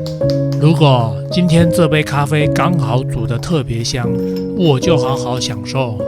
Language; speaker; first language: Chinese; native; Chinese